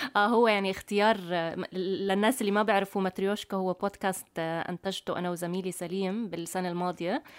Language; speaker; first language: Arabic; native; Arabic